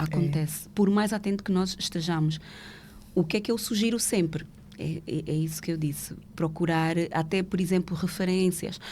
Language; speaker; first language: Portuguese; native; Portuguese